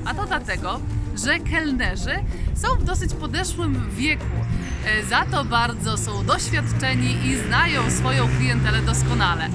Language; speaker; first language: Polish; native; Polish